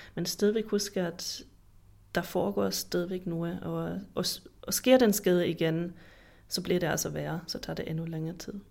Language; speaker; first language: Danish; non-native, fluent; German